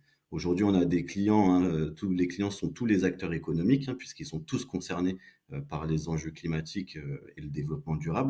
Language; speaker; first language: French; native; French